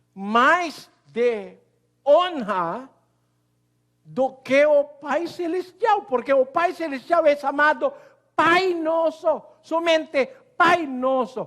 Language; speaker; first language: Portuguese; non-native, learner; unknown